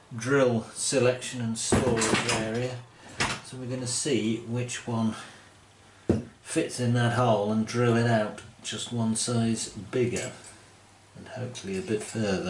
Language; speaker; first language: English; native; English